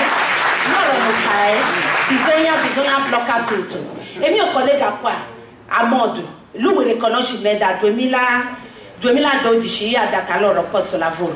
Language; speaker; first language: Italian; non-native, learner; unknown